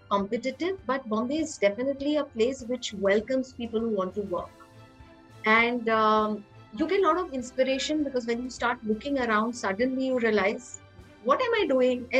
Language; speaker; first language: English; non-native, local second language; Hindi